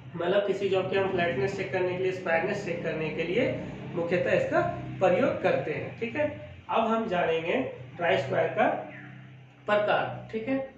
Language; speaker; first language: Hindi; native; Hindi